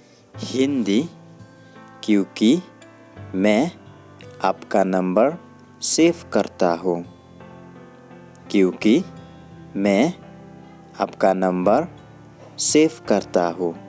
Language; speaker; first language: Hindi; non-native, learner; Khasi